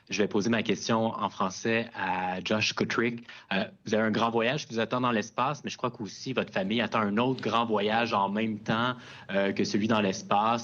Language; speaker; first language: French; native; French